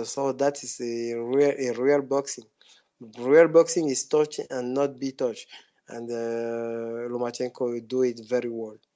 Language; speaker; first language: English; non-native, fluent; French